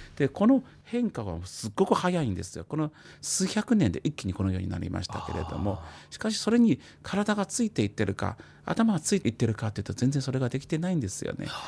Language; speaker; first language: Japanese; non-native, fluent; Chinese